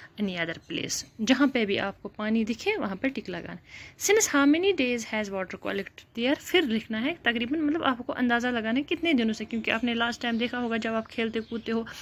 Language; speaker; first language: Urdu; non-native, local second language; Kashmiri